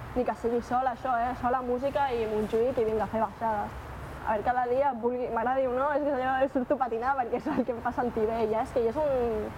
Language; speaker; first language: Catalan; native; Catalan